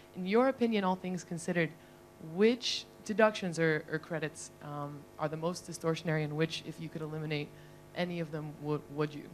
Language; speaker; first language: English; non-native, fluent; Spanish